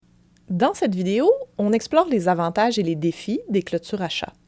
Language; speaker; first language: French; native; French